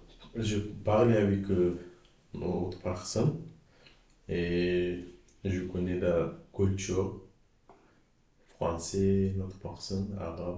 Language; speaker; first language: French; non-native, learner; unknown